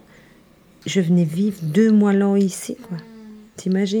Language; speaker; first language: French; early bilingual, other home language; Italian